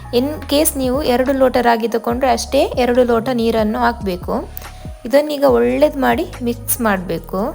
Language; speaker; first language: Kannada; non-native, local second language; Tulu